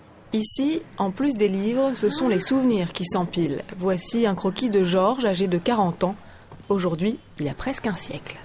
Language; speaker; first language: French; native; French